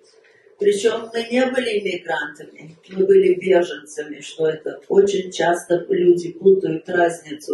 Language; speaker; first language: Russian; early bilingual, heritage; Russian